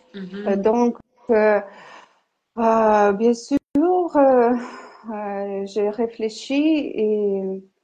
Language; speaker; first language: French; non-native, learner; Ukrainian